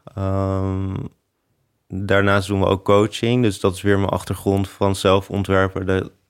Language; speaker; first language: Dutch; native; Dutch